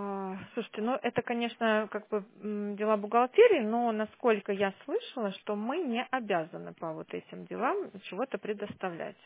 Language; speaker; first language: Russian; native; Russian